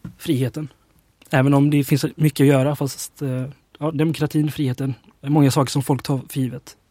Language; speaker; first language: Swedish; early bilingual, other home language; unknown